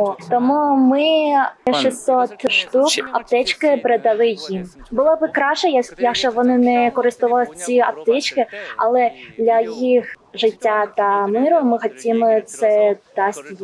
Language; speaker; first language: Ukrainian; non-native, learner; Korean